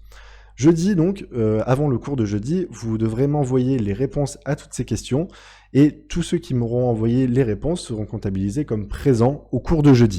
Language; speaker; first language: French; native; French